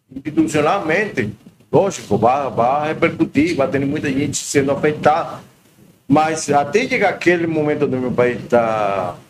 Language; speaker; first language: Portuguese; non-native, learner; Spanish